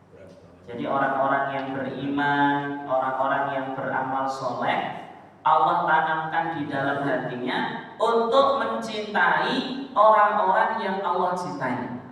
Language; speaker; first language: Indonesian; native; Indonesian